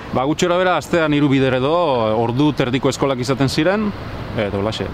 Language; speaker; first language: Basque; non-native, fluent; Polish